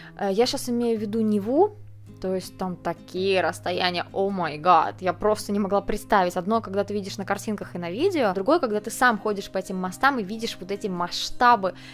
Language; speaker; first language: Russian; early bilingual, heritage; Russian